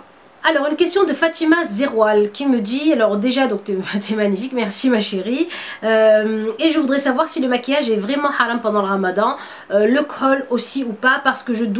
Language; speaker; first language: French; native; French